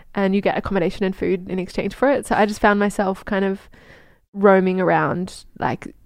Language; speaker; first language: English; native; English